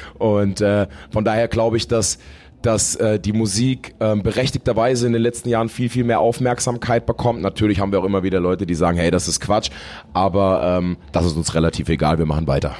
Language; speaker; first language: German; native; German